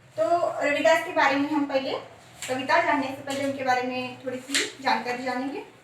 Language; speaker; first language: Hindi; non-native, local second language; Marathi